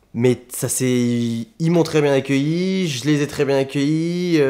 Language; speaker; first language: French; native; French